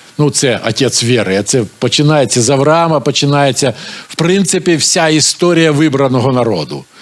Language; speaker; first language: Ukrainian; non-native, local second language; Russian